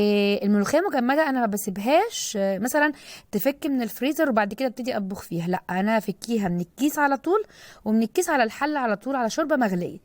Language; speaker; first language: Arabic; native; Arabic